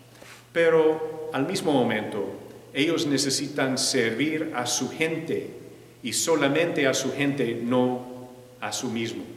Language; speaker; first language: Spanish; non-native, fluent; English